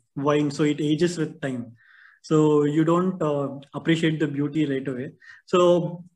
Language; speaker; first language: English; non-native, local second language; Tamil